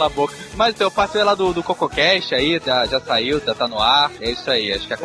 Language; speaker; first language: Portuguese; native; Portuguese